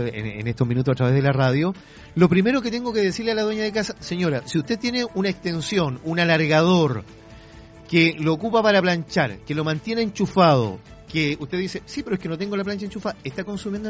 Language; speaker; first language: Spanish; native; Spanish